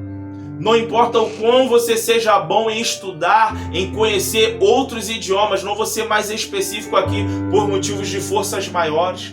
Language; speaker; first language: Portuguese; native; Portuguese